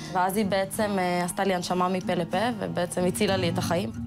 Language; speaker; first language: Hebrew; early bilingual, other home language; Russian